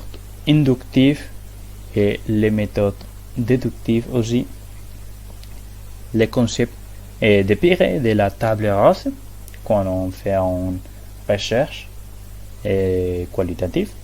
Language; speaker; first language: French; non-native, learner; Spanish